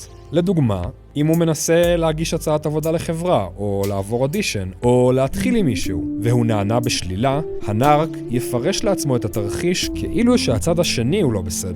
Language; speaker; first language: Hebrew; native; Hebrew